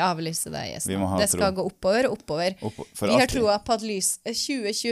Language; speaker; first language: Norwegian; native; Norwegian